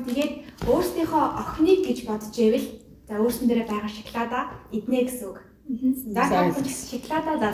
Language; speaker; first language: Mongolian; native; Mongolian